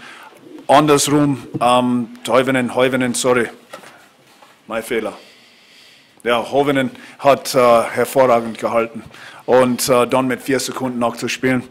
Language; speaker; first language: German; non-native, fluent; English